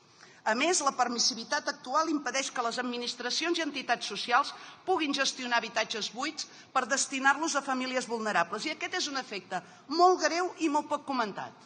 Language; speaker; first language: Catalan; native; Catalan